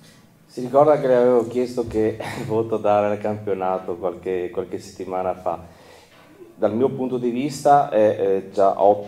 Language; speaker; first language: Italian; native; Italian